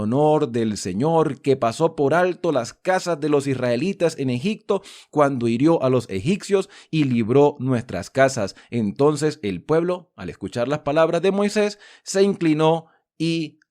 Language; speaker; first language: Spanish; native; Spanish